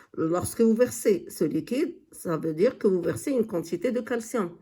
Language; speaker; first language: French; non-native, local second language; Arabic